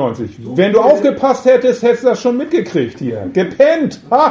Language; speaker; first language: German; native; German